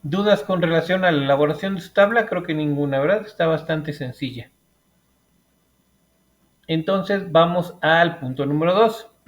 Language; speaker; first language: Spanish; native; Spanish